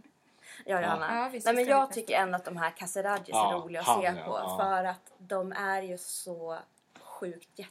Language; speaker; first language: Swedish; native; Swedish